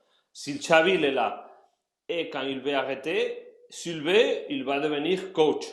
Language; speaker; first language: French; non-native, fluent; Spanish